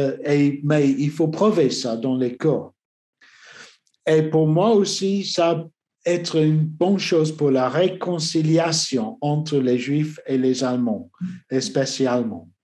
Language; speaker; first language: French; non-native, learner; English